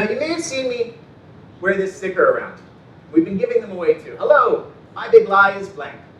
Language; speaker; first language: English; native; English